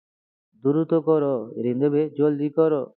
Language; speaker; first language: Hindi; non-native, learner; Bangla